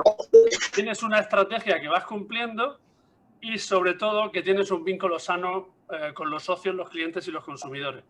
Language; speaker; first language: Spanish; native; Spanish